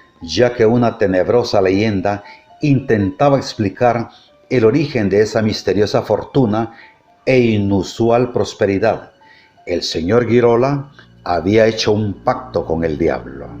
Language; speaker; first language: Spanish; native; Spanish